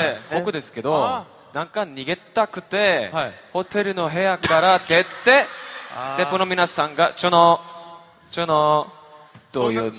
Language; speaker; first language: Japanese; non-native, fluent; Korean